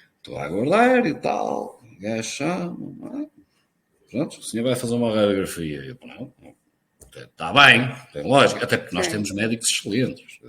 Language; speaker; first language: Portuguese; native; Portuguese